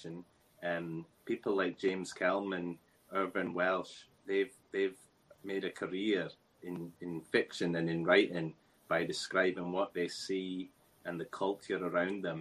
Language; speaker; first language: English; native; English